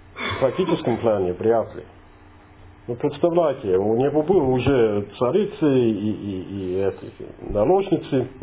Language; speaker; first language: Russian; non-native, fluent; English